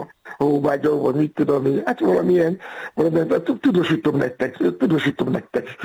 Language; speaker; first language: Hungarian; non-native, fluent; Yoruba